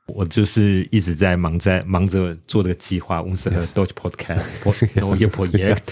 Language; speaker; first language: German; non-native, learner; Chinese